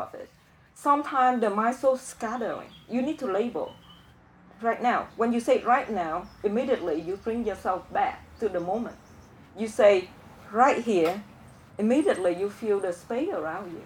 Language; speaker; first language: English; non-native, fluent; Vietnamese